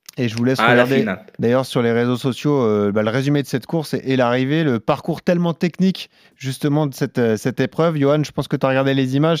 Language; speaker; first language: French; native; French